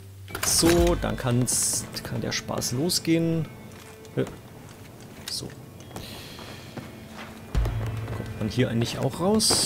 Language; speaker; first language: German; native; German